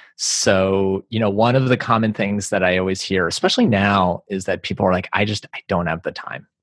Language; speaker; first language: English; native; English